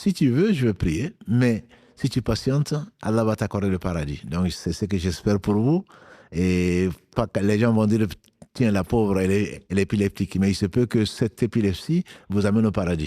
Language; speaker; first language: French; native; French